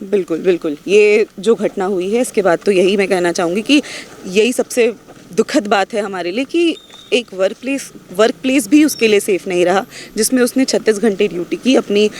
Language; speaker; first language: Hindi; non-native, local second language; Punjabi